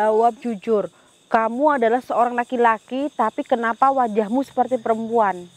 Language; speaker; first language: Indonesian; native; Indonesian